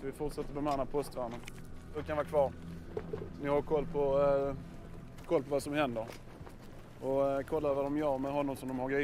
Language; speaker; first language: Swedish; native; Swedish